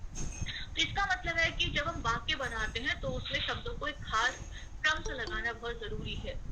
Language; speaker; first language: Hindi; native; Hindi